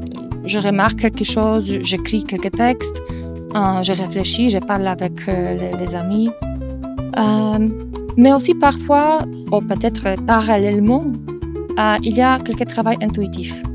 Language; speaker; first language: French; non-native, fluent; Polish